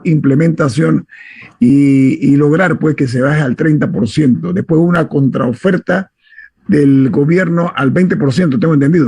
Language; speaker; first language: Spanish; native; Spanish